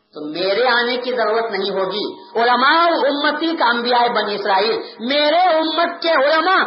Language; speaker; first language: Urdu; native; Urdu